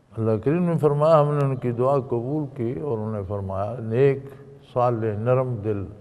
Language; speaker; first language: Urdu; non-native, local second language; Punjabi